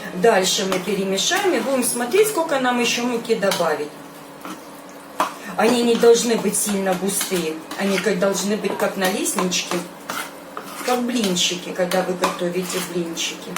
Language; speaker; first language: Russian; non-native, local second language; Ukrainian